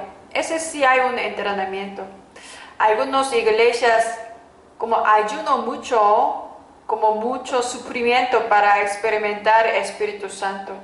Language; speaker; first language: Spanish; non-native, fluent; Korean